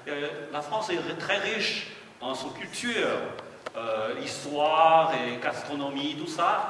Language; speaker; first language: French; non-native, fluent; Chinese